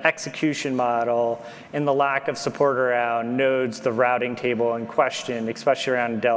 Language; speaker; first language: English; native; English